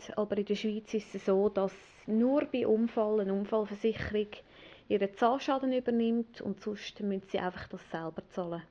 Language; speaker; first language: German; native; German